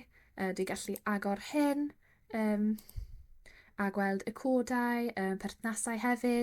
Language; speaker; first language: Welsh; non-native, local second language; English